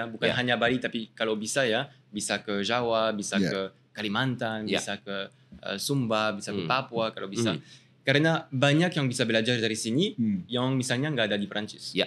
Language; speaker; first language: Indonesian; non-native, fluent; French